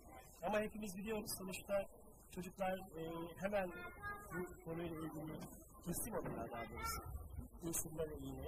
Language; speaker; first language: Turkish; native; Turkish